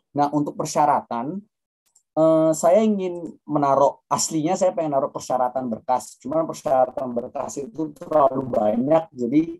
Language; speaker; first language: Indonesian; native; Indonesian